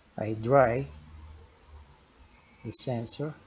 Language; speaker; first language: English; non-native, learner; Portuguese